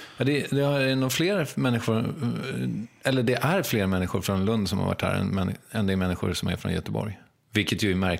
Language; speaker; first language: Swedish; native; Swedish